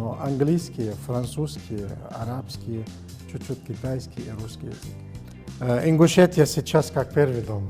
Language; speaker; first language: Russian; non-native, learner; Arabic